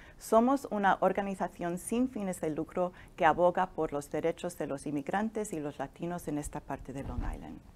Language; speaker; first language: Spanish; non-native, fluent; English